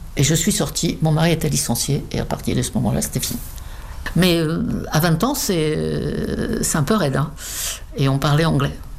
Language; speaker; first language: French; non-native, fluent; Czech